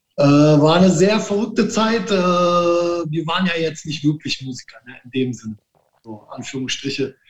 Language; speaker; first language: German; early bilingual, other home language; Italian